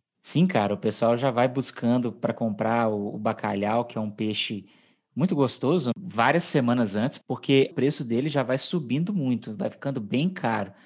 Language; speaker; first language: Portuguese; native; Portuguese